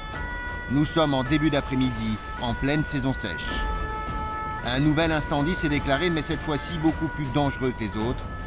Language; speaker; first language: French; native; French